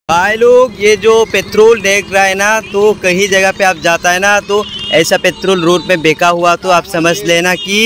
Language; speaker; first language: Hindi; non-native, local second language; Assamese